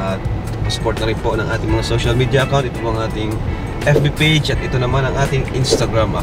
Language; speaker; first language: Filipino; native; Filipino